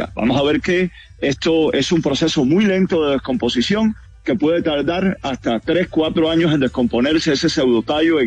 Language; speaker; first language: Spanish; native; Spanish